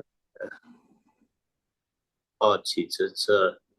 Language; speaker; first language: Chinese; non-native, learner; Indonesian